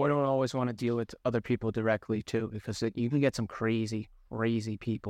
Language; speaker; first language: English; native; English